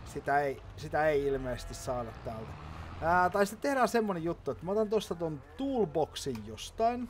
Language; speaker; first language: Finnish; native; Finnish